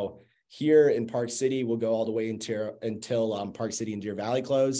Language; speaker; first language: English; native; English